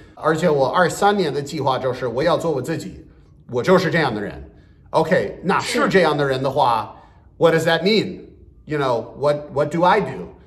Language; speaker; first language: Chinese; non-native, fluent; English